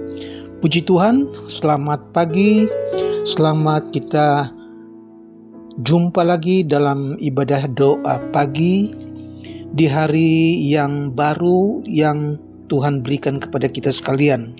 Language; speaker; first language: Indonesian; native; Indonesian